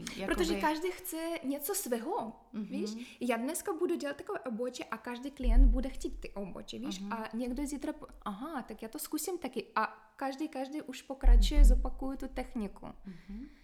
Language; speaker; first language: Czech; non-native, fluent; Ukrainian